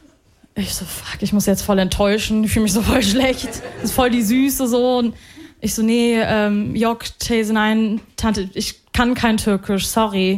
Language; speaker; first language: German; early bilingual, other home language; Arabic